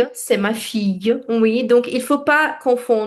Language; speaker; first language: French; non-native, fluent; Russian